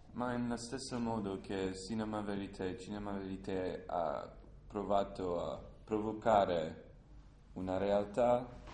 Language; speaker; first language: Italian; non-native, learner; English